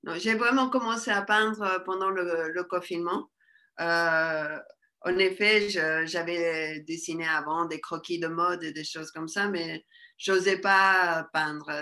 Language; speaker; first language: French; early bilingual, other home language; Spanish